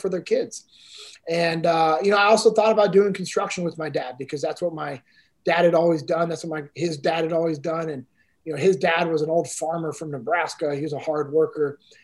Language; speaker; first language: English; native; English